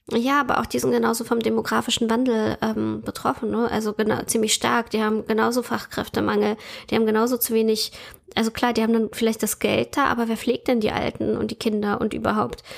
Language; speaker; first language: German; early bilingual, other home language; Russian